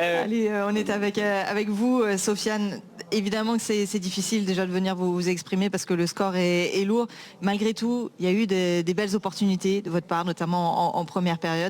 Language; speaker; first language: French; native; French